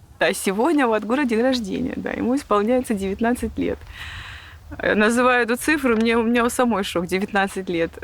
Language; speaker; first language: Russian; native; Russian